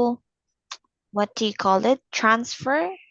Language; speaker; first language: English; non-native, fluent; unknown